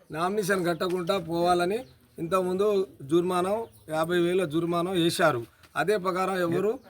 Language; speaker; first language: Telugu; non-native, local second language; Lambadi